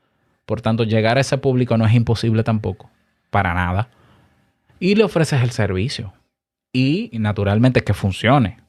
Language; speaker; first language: Spanish; native; Spanish